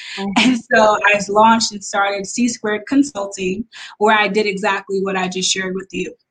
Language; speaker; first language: English; native; English